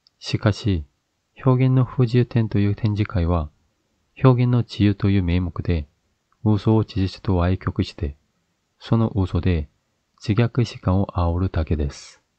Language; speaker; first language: Japanese; non-native, fluent; Korean